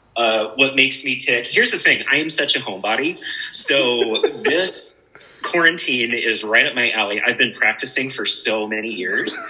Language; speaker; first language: English; native; English